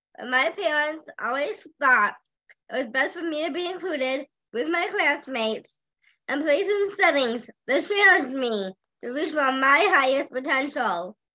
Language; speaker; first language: English; native; English